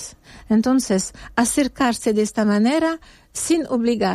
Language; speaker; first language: Spanish; non-native, fluent; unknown